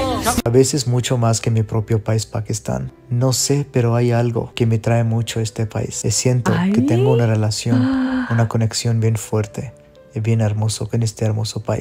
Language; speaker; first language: Spanish; non-native, fluent; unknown